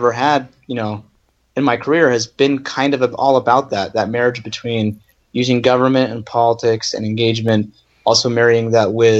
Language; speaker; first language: English; native; English